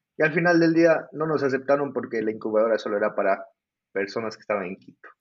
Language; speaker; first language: Spanish; native; Spanish